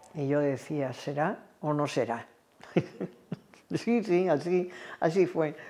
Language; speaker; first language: Spanish; native; Spanish